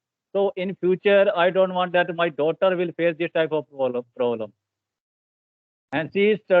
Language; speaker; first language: English; non-native, learner; Hindi